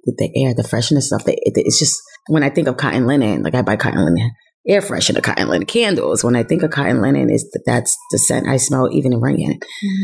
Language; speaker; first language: English; native; English